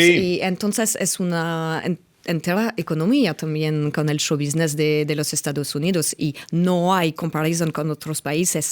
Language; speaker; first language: Spanish; non-native, fluent; French